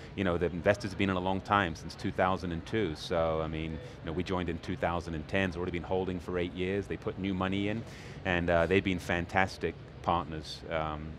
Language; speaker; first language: English; native; English